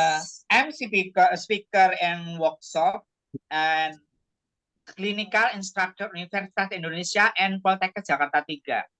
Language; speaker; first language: English; non-native, learner; Indonesian